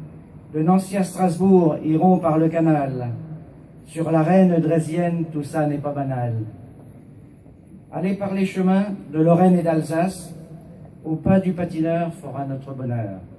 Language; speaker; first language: French; native; French